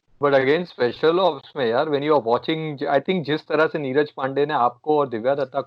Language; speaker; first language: Hindi; native; Hindi